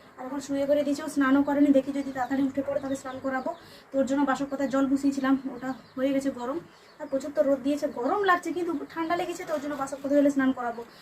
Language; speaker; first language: Bangla; non-native, local second language; Santali